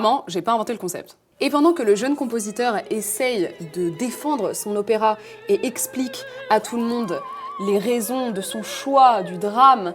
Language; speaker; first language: French; native; French